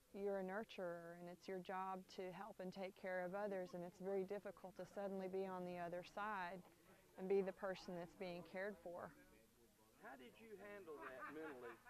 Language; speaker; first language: English; native; English